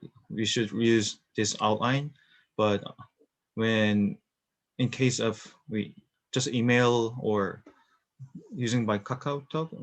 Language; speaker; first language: English; non-native, learner; Korean